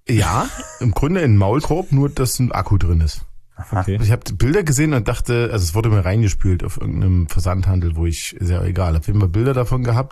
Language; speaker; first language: German; native; German